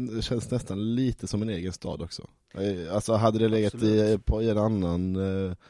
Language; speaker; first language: Swedish; native; Swedish